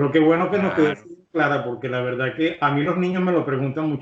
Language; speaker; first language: Spanish; native; Spanish